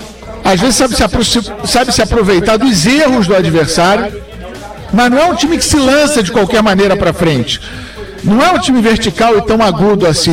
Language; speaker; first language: Portuguese; native; Portuguese